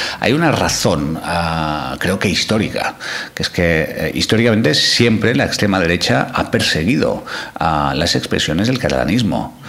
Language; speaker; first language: Spanish; non-native, local second language; Catalan